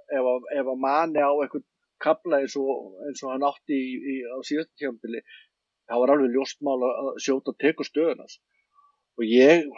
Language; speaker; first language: Icelandic; native; Icelandic